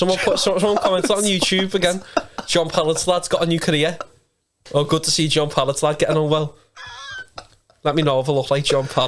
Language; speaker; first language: English; native; English